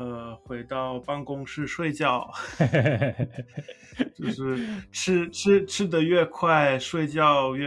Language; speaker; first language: Chinese; non-native, learner; English